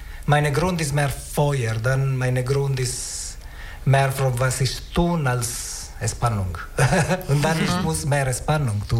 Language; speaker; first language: German; non-native, learner; Italian